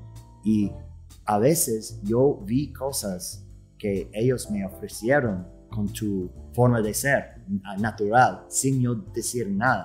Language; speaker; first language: Spanish; non-native, fluent; English